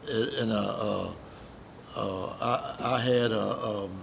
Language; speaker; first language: English; native; English